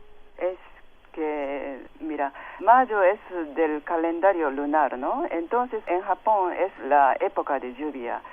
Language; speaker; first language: Spanish; non-native, fluent; Japanese